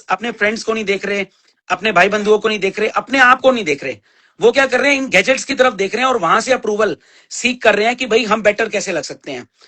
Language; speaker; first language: Hindi; native; Hindi